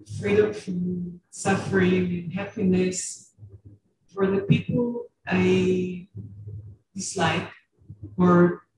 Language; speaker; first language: English; non-native, fluent; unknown